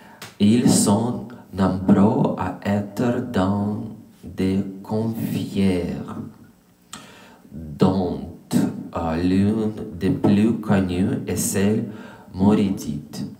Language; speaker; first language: French; non-native, learner; English